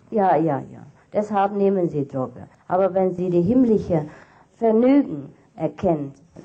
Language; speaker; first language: German; non-native, fluent; Vietnamese